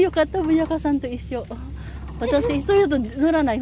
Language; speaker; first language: Japanese; non-native, learner; Filipino